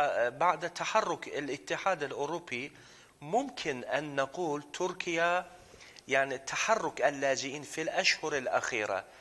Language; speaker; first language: Arabic; non-native, fluent; Turkish